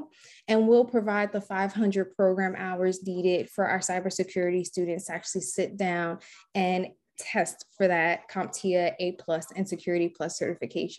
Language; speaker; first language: English; native; English